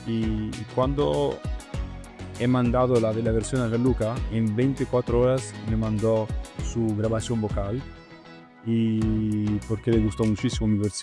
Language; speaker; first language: Spanish; non-native, learner; Italian